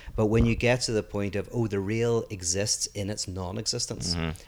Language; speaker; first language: English; native; English